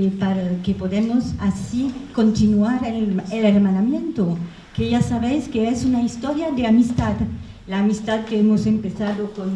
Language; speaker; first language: Spanish; non-native, fluent; French